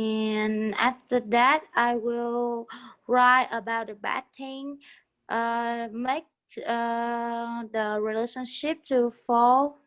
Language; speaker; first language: English; non-native, learner; Vietnamese